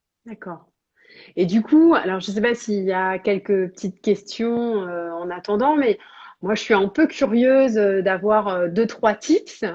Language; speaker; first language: French; native; French